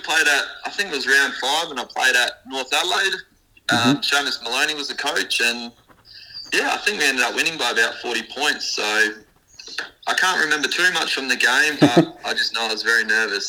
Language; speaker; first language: English; native; English